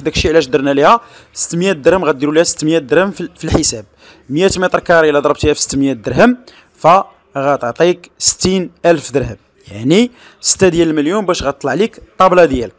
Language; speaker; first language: Arabic; native; Arabic